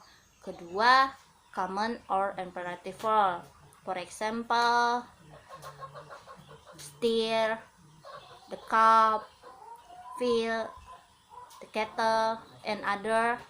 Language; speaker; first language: English; non-native, learner; Indonesian